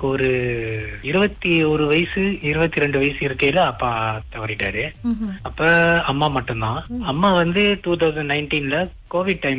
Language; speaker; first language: Tamil; early bilingual, heritage; Tamil